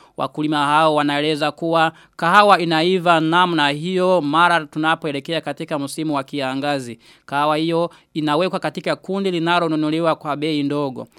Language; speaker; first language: Swahili; non-native, local second language; Rundi